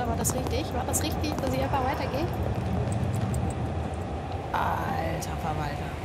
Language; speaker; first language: German; native; German